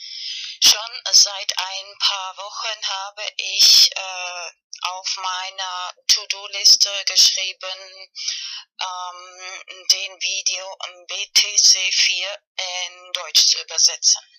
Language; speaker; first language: German; non-native, fluent; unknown